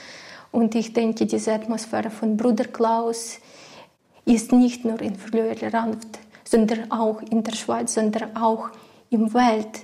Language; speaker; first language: German; non-native, learner; Ukrainian